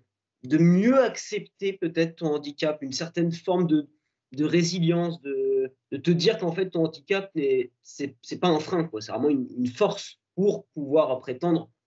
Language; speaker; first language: French; native; French